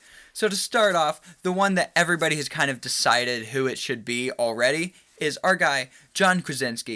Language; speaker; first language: English; native; English